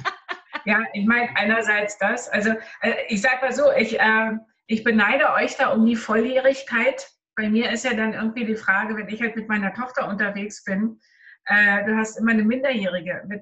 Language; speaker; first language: German; native; German